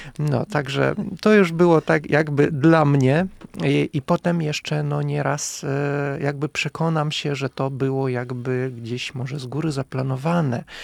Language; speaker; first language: Polish; non-native, fluent; Russian